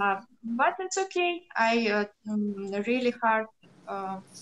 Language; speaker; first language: English; non-native, learner; Russian